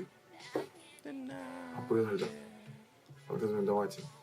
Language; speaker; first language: Korean; native; Korean